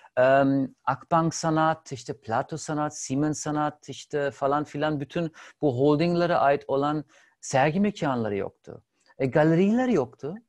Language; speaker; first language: Turkish; non-native, fluent; German